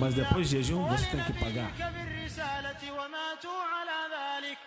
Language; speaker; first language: Portuguese; non-native, learner; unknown